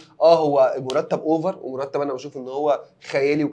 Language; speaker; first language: Arabic; native; Arabic